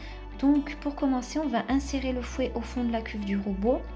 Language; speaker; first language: French; native; French